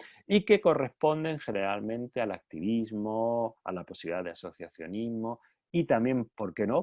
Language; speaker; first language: Spanish; native; Spanish